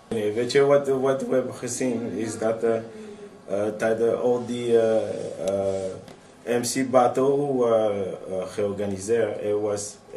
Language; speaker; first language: Dutch; non-native, fluent; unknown